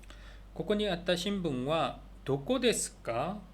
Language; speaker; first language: Japanese; non-native, learner; Korean